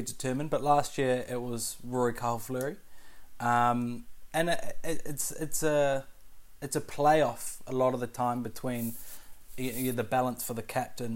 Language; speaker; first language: English; native; English